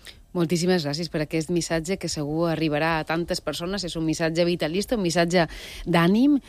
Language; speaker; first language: Catalan; native; Catalan